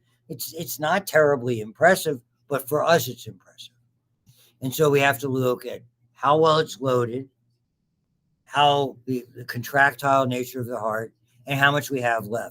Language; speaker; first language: English; native; English